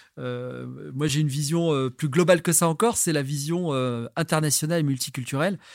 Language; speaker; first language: French; native; French